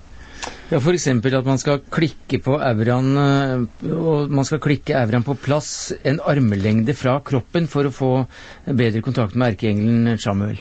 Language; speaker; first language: Norwegian; native; Norwegian